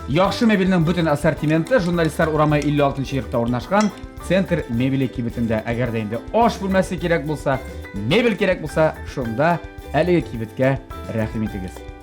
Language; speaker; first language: Tatar; native; Tatar